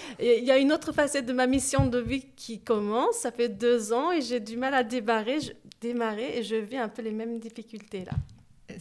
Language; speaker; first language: French; early bilingual, other home language; Turkish